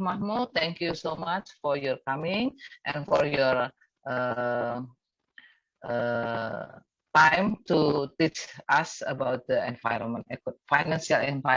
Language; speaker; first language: English; non-native, fluent; Indonesian